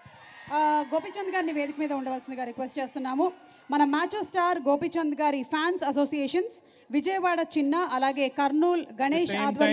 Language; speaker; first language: Telugu; native; Telugu